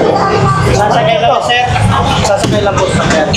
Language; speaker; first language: Filipino; native; Filipino